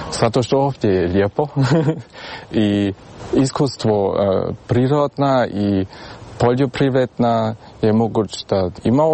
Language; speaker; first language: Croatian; early bilingual, heritage; German